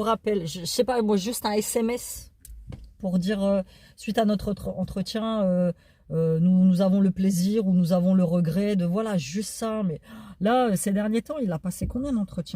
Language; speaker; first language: French; native; French